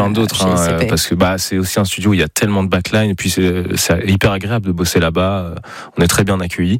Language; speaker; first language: French; native; French